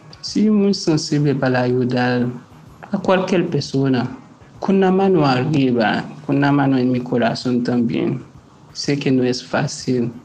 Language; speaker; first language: Spanish; non-native, fluent; Haitian Creole